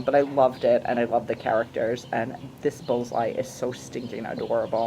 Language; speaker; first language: English; native; English